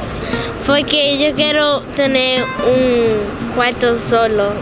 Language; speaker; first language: Spanish; early bilingual, heritage; Spanish